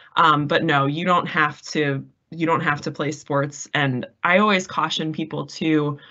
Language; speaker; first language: English; native; English